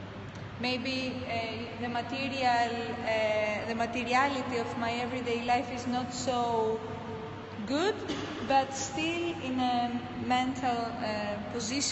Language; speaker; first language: English; non-native, fluent; Greek